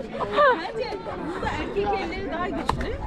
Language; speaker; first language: Turkish; native; Turkish